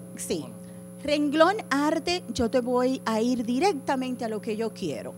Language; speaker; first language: Spanish; early bilingual, heritage; Spanish